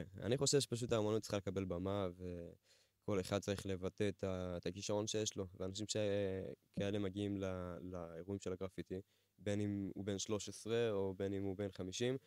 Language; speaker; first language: Hebrew; native; Hebrew